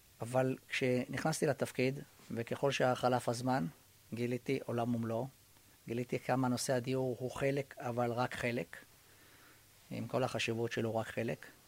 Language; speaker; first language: Hebrew; native; Hebrew